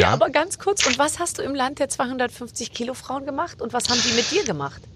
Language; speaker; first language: German; native; German